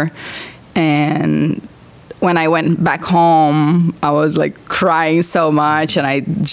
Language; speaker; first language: English; non-native, fluent; Portuguese